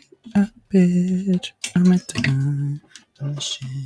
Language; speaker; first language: English; native; English